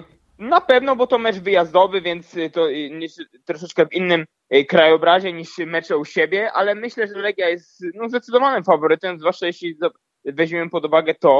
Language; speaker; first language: Polish; native; Polish